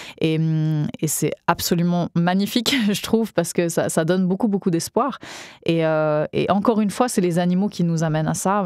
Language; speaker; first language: French; native; French